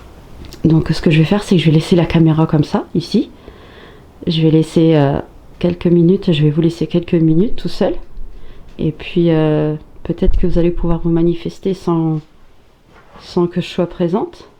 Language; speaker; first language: French; native; French